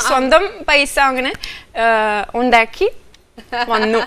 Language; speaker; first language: Malayalam; non-native, fluent; French